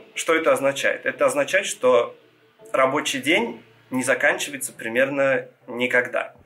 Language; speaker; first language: Russian; non-native, local second language; Georgian